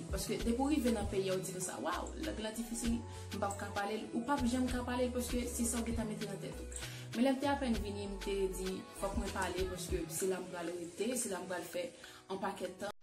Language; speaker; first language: French; non-native, local second language; Haitian Creole